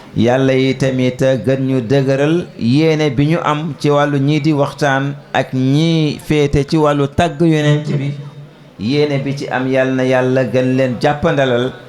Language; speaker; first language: Wolof; non-native, local second language; Fula